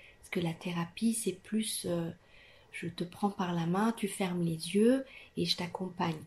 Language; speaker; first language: French; non-native, fluent; Italian